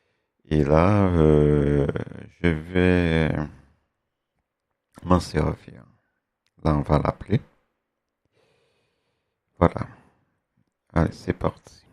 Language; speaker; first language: French; native; French